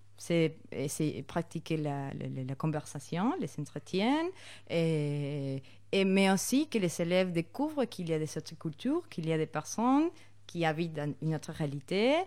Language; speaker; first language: French; non-native, fluent; Spanish